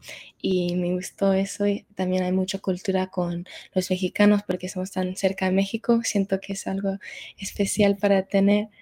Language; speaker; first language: Spanish; early bilingual, heritage; Spanish